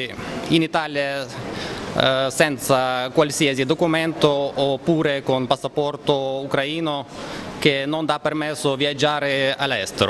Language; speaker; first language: Italian; non-native, fluent; Ukrainian